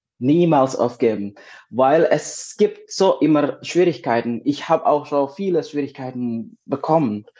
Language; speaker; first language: German; non-native, learner; Indonesian